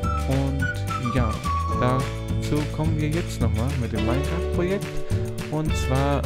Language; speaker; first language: German; native; German